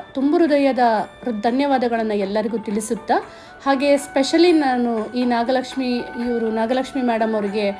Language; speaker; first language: Kannada; native; Kannada